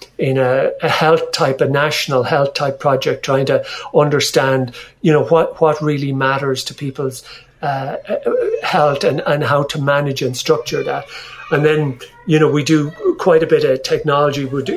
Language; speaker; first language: English; native; English